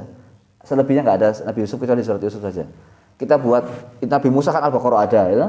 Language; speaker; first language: Indonesian; non-native, local second language; Javanese